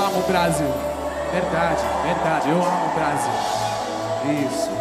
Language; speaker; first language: Portuguese; non-native, learner; English